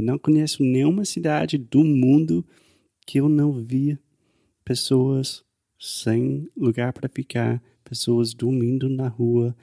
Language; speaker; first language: Portuguese; non-native, fluent; English